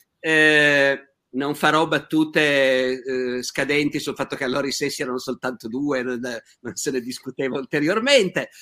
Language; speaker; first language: Italian; native; Italian